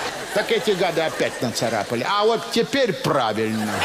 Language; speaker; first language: Russian; native; Russian